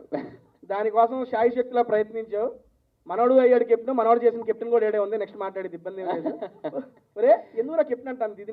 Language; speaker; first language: Telugu; native; Telugu